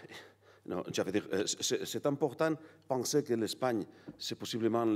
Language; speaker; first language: French; non-native, learner; Catalan